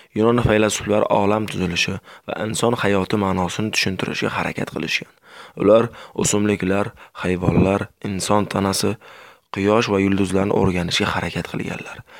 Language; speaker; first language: Uzbek; native; Uzbek